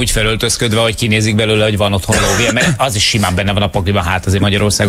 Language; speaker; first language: Hungarian; native; Hungarian